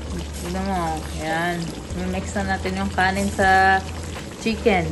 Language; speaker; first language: Filipino; early bilingual, other home language; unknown